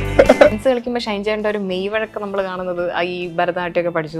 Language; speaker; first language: Malayalam; native; Malayalam